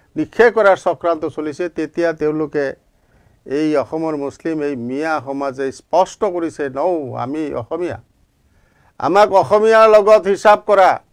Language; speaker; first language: Assamese; non-native, local second language; Bangla